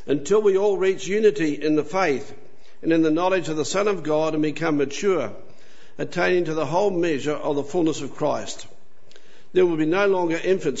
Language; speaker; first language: English; native; English